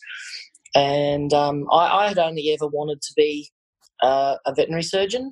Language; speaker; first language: English; native; English